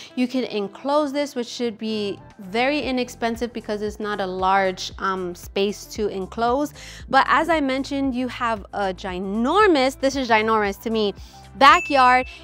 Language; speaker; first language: English; native; English